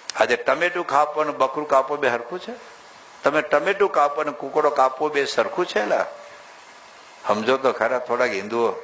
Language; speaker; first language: Gujarati; native; Gujarati